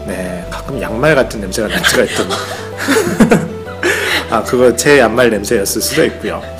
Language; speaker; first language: Korean; non-native, fluent; Japanese